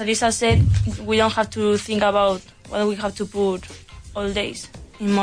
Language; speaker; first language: English; non-native, learner; Spanish